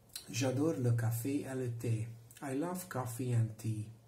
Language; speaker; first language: French; non-native, learner; Hungarian